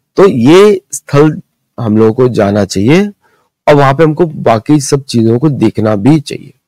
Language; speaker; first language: Hindi; early bilingual, other home language; Marathi